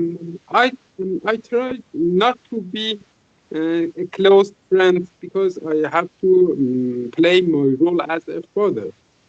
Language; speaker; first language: English; non-native, fluent; Persian